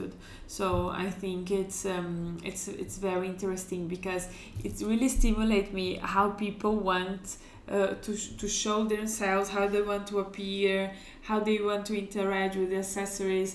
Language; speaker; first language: English; non-native, fluent; Portuguese